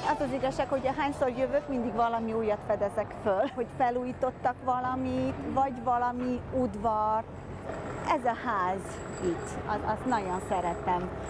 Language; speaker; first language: Hungarian; non-native, fluent; Bulgarian